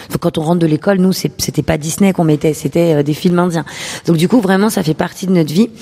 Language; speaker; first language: French; early bilingual, other home language; Urdu